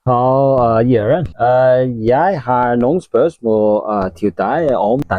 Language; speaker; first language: Norwegian; non-native, learner; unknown